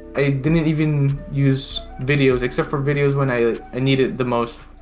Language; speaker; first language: English; non-native, fluent; Filipino